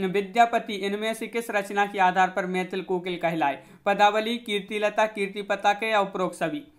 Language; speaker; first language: Hindi; native; Hindi